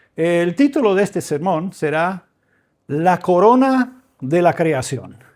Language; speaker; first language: Spanish; early bilingual, other home language; English